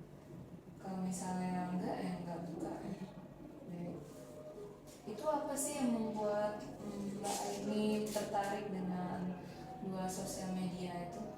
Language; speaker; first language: Indonesian; native; Indonesian